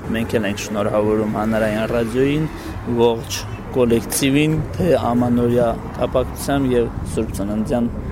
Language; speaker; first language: Armenian; native; Armenian